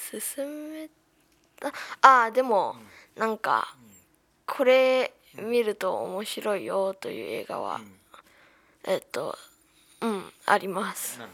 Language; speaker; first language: Japanese; early bilingual, heritage; Japanese